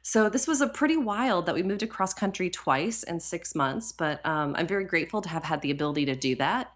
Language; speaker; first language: English; native; English